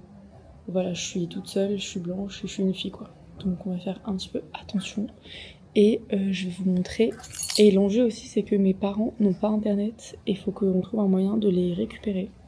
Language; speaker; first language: French; native; French